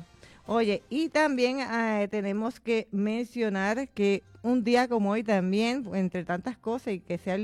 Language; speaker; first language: Spanish; native; Spanish